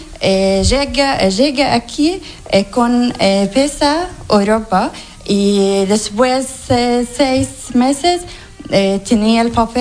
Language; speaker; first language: Spanish; non-native, learner; Arabic